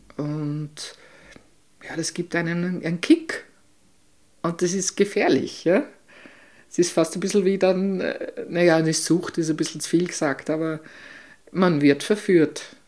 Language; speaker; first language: German; native; German